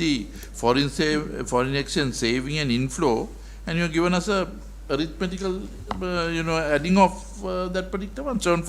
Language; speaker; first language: English; non-native, local second language; Sinhala